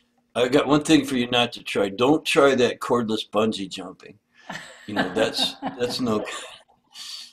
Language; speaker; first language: English; native; English